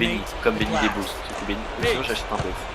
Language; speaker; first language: French; native; French